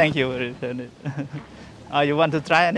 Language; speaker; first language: English; non-native, learner; Khmer